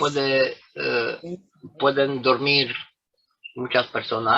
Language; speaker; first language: Spanish; non-native, fluent; Romanian